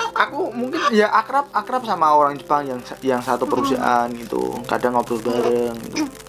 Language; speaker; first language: Indonesian; native; Indonesian